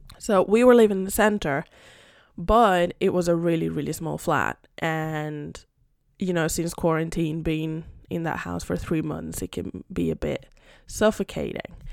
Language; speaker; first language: English; non-native, fluent; Spanish